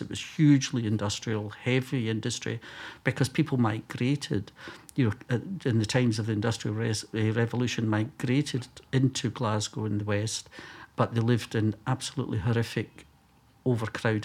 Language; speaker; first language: English; native; English